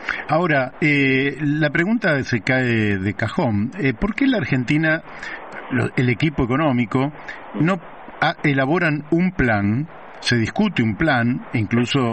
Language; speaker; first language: Spanish; native; Spanish